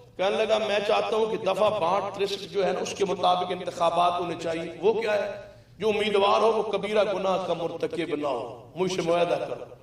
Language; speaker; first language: Urdu; non-native, local second language; Punjabi